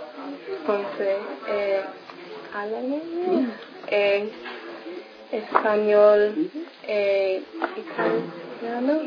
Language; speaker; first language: French; non-native, learner; English